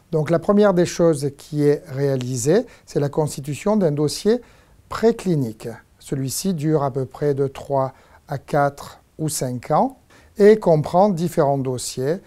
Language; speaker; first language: French; native; French